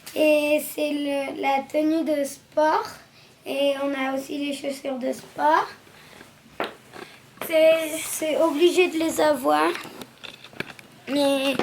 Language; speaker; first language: French; early bilingual, heritage; French